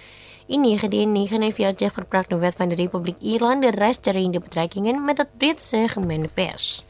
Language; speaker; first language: Dutch; non-native, fluent; Indonesian